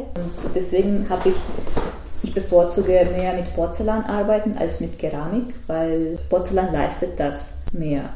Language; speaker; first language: German; non-native, fluent; Russian